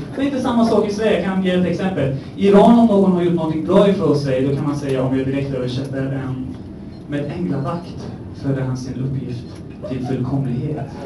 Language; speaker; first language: Swedish; early bilingual, other home language; Persian